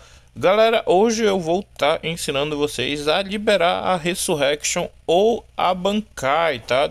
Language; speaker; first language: Portuguese; native; Portuguese